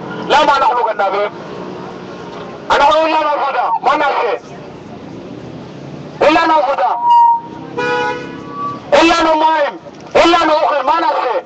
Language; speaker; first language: Hebrew; non-native, learner; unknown